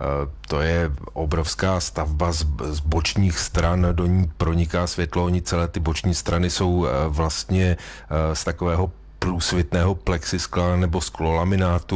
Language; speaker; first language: Czech; native; Czech